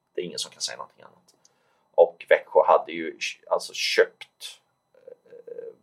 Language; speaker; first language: Swedish; native; Swedish